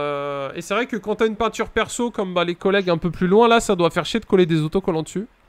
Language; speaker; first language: French; native; French